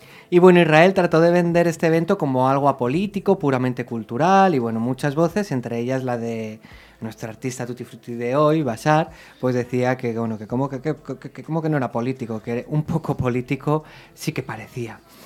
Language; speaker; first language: Spanish; native; Spanish